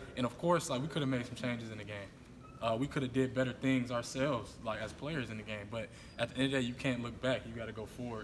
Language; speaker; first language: English; native; English